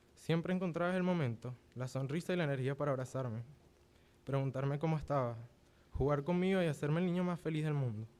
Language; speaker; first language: Spanish; early bilingual, other home language; English